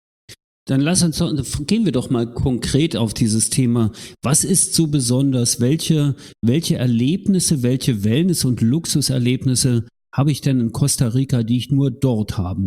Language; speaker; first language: German; native; German